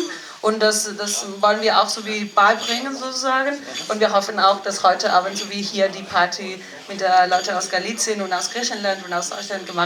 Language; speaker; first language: German; non-native, fluent; Galician